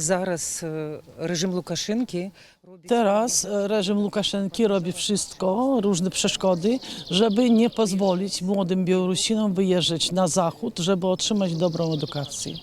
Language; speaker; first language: Polish; non-native, fluent; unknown